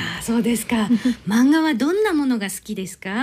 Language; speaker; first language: Japanese; native; Japanese